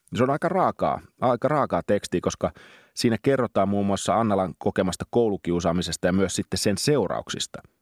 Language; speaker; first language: Finnish; native; Finnish